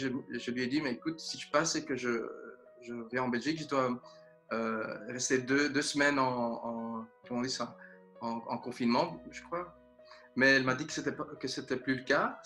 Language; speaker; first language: French; native; French